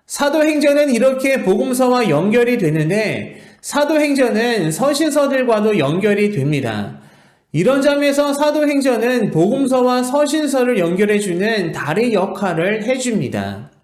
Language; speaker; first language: Korean; native; Korean